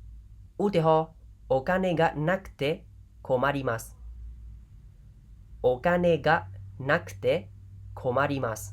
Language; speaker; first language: Japanese; non-native, fluent; Khmer